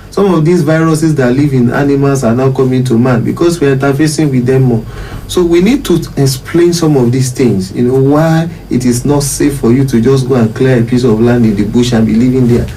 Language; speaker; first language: English; non-native, local second language; Yoruba